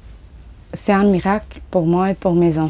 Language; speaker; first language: French; non-native, fluent; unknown